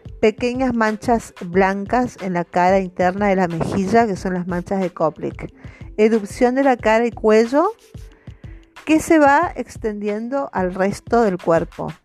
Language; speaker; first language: Spanish; native; Spanish